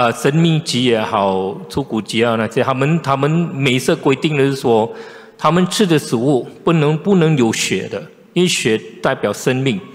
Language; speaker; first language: Chinese; native; Chinese